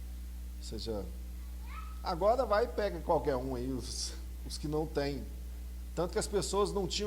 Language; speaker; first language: Portuguese; native; Portuguese